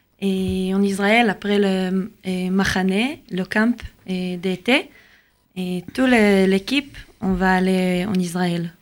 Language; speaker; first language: French; non-native, learner; Hebrew